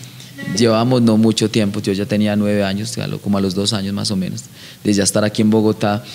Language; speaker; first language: Spanish; native; Spanish